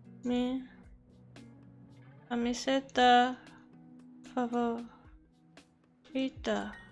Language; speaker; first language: Spanish; non-native, learner; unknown